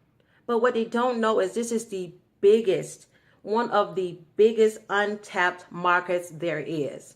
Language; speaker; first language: English; native; English